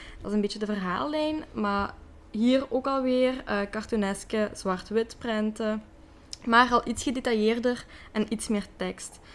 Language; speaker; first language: Dutch; native; Dutch